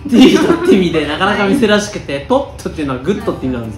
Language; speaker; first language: Japanese; native; Japanese